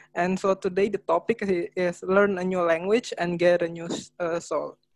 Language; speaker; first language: English; non-native, learner; Indonesian